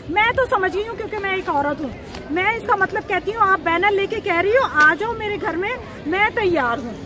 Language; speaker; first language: Urdu; non-native, local second language; Punjabi